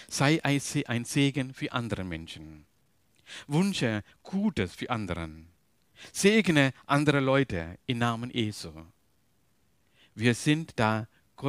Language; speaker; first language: German; non-native, learner; Tamil